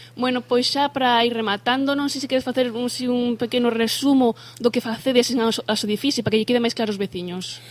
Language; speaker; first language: Galician; native; Galician